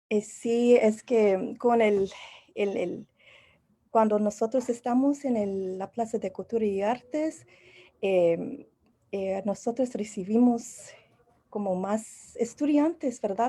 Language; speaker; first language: Spanish; non-native, learner; English